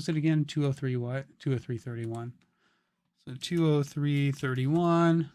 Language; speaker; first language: English; native; English